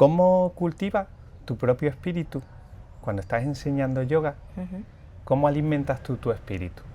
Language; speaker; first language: Spanish; native; Spanish